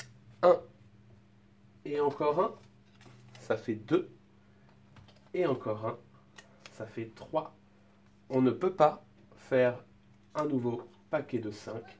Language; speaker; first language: French; native; French